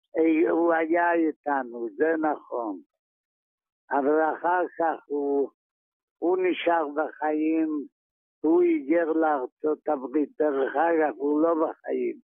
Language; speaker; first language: Hebrew; non-native, fluent; Yiddish